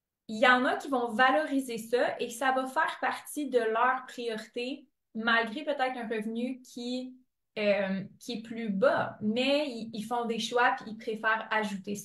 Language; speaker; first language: French; native; French